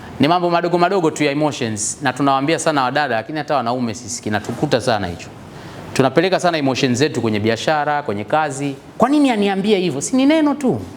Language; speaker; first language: Swahili; non-native, local second language; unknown